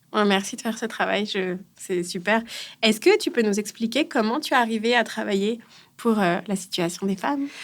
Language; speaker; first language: French; native; French